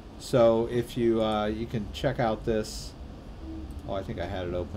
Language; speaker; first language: English; native; English